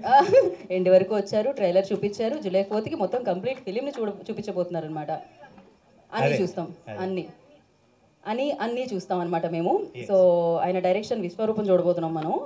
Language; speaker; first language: Telugu; native; Telugu